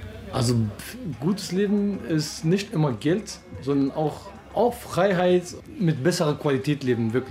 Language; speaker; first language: German; non-native, learner; Turkish